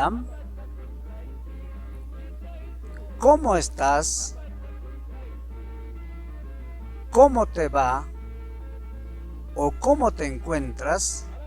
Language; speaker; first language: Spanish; non-native, local second language; Quechua